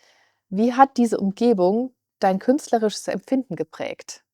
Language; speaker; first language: German; native; German